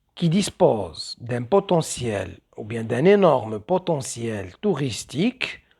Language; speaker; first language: French; non-native, local second language; Arabic